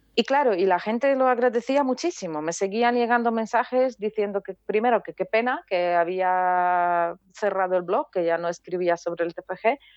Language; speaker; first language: Spanish; non-native, fluent; Polish